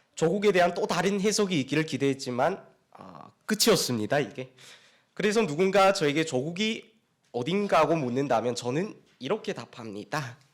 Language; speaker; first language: Korean; native; Korean